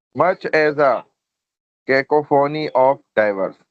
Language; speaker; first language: English; non-native, local second language; Urdu